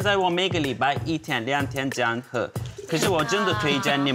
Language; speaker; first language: Chinese; non-native, fluent; Turkish